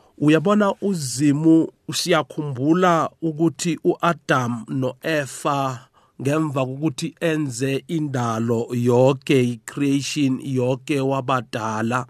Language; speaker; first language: Zulu; non-native, local second language; South Ndebele